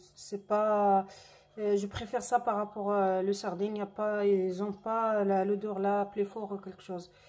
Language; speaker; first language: French; non-native, local second language; Arabic